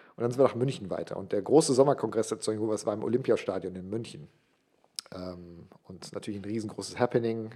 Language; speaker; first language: German; non-native, local second language; English